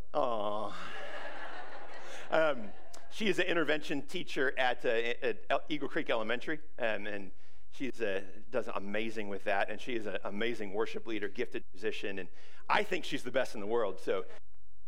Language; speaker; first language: English; native; English